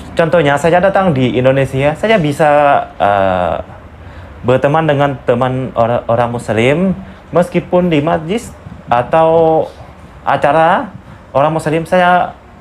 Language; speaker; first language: Indonesian; non-native, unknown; Lao